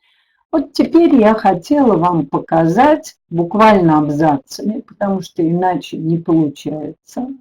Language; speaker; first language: Russian; native; Russian